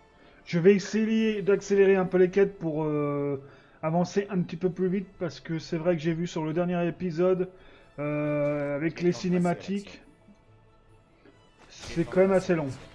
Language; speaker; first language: French; native; French